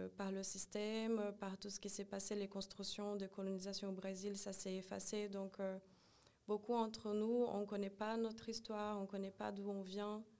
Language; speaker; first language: French; non-native, fluent; Portuguese